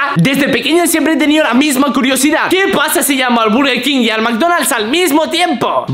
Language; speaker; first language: Spanish; native; Spanish